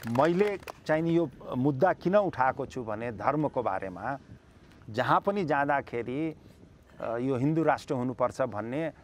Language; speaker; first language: Nepali; native; Nepali